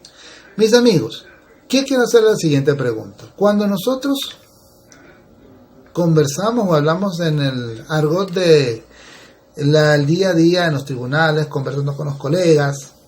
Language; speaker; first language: Spanish; native; Spanish